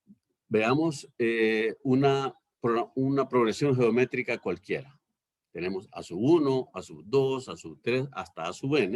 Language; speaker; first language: Spanish; native; Spanish